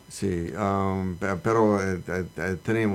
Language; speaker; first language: Spanish; non-native, learner; English